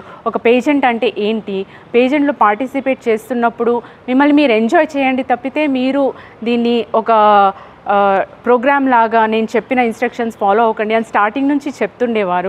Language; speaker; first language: Telugu; native; Telugu